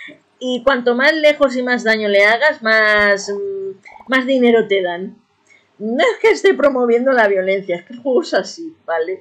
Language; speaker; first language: Spanish; native; Spanish